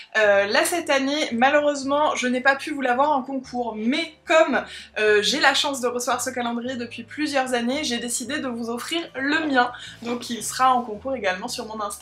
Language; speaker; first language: French; native; French